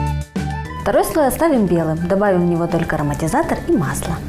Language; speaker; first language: Russian; native; Russian